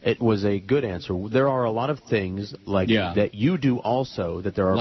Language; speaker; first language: English; native; English